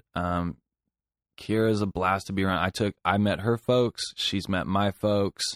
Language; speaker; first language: English; native; English